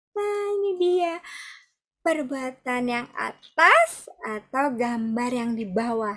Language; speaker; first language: Indonesian; native; Indonesian